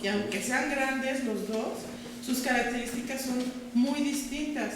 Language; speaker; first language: Spanish; native; Spanish